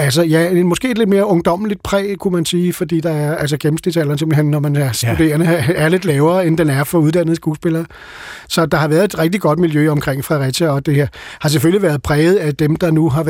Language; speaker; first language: Danish; native; Danish